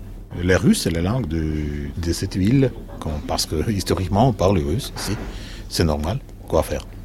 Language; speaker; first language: French; non-native, fluent; Russian